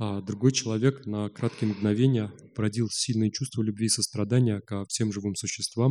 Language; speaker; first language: Russian; native; Russian